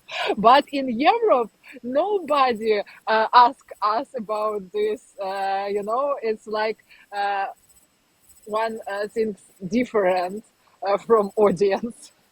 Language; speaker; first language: English; non-native, learner; Ukrainian